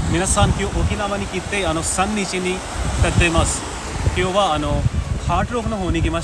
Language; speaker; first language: Japanese; non-native, learner; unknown